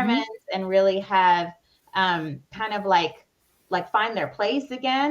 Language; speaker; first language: English; native; English